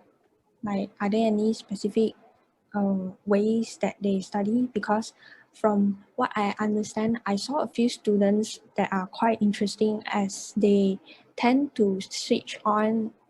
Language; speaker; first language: English; non-native, local second language; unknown